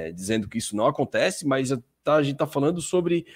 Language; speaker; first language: Portuguese; native; Portuguese